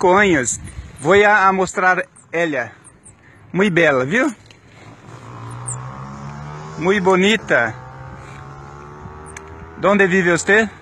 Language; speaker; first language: Spanish; non-native, learner; Portuguese